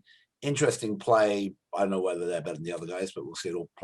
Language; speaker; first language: English; native; English